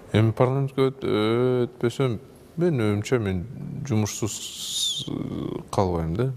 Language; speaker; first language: Kyrgyz; non-native, local second language; Russian